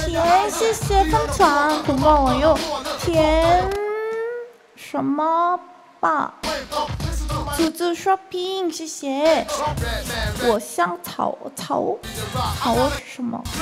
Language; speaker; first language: Chinese; non-native, learner; Korean